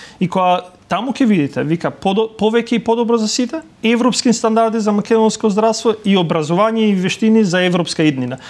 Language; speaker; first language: Macedonian; non-native, local second language; Albanian